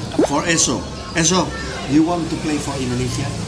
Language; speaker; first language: English; non-native, learner; Indonesian